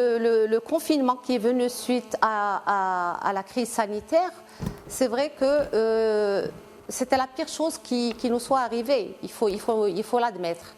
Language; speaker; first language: French; non-native, local second language; Arabic